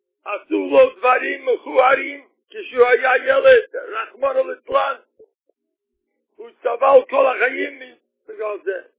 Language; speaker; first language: Hebrew; non-native, fluent; Yiddish